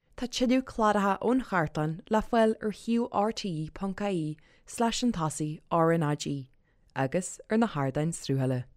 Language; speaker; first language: Irish; native; Irish